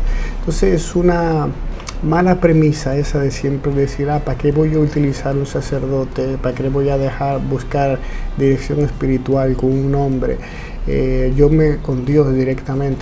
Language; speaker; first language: Spanish; native; Spanish